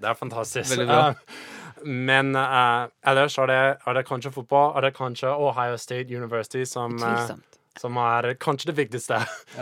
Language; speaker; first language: Norwegian; non-native, fluent; English